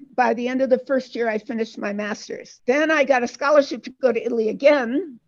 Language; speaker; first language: English; native; English